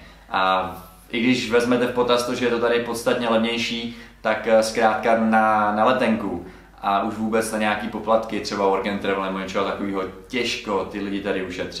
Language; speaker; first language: Czech; native; Czech